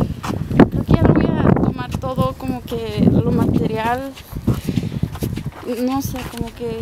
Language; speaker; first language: Spanish; early bilingual, other home language; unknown